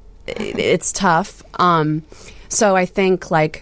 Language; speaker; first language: English; native; English